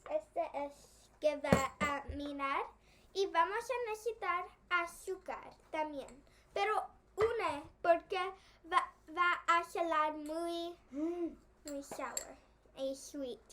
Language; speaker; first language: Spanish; early bilingual, heritage; Spanish